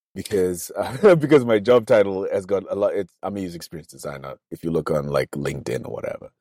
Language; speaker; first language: English; non-native, local second language; Shona